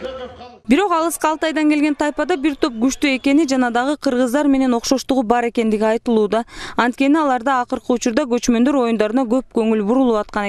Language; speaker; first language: Kyrgyz; native; Kyrgyz